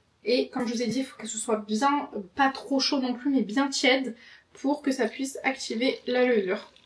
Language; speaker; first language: French; native; French